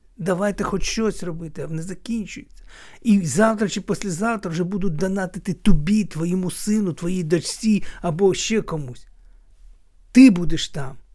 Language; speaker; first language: Ukrainian; non-native, local second language; Russian